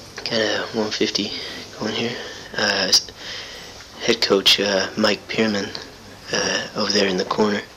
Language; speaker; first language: English; native; English